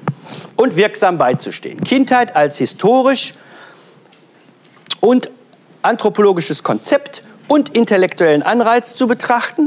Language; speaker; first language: German; native; German